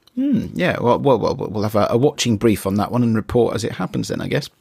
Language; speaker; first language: English; native; English